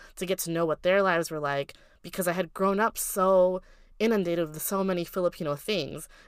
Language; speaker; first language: English; early bilingual, other home language; Filipino